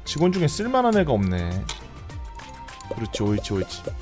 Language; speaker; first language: Korean; native; Korean